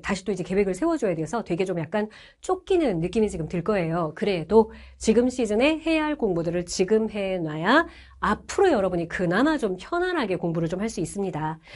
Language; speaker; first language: Korean; native; Korean